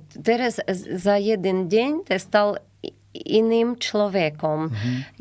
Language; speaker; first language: Slovak; non-native, learner; Ukrainian